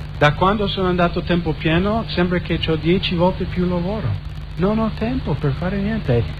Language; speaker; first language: Italian; non-native, fluent; English